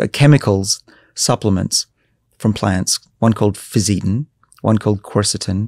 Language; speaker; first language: English; native; English